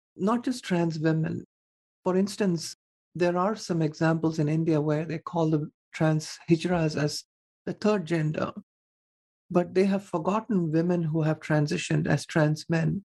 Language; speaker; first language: English; non-native, local second language; Tamil